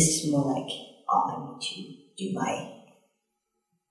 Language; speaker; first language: English; non-native, local second language; Cantonese